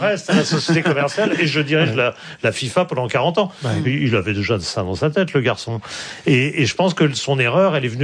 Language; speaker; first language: French; native; French